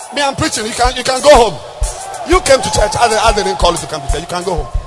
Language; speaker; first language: English; non-native, local second language; Akan